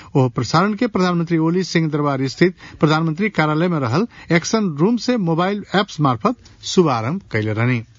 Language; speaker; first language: Bhojpuri; non-native, local second language; Nepali